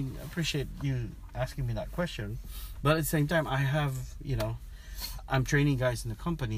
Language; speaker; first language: English; non-native, local second language; Filipino